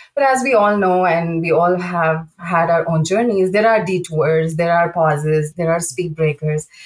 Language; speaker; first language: English; non-native, local second language; Telugu